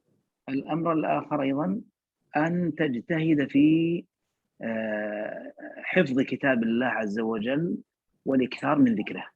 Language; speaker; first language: Arabic; native; Arabic